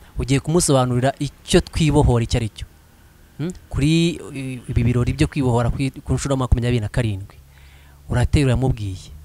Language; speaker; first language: Kinyarwanda; native; Kinyarwanda